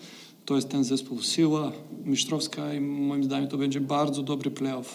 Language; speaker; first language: Polish; non-native, fluent; Macedonian